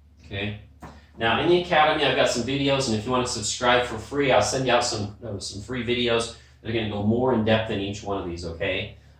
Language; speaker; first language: English; native; English